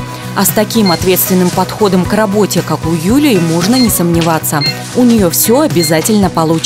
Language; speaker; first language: Russian; native; Russian